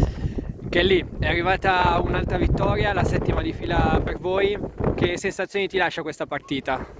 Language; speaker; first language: Italian; native; Italian